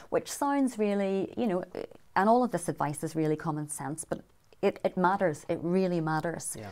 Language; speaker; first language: English; native; English